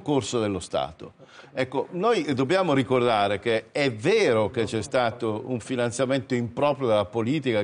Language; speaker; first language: Italian; native; Italian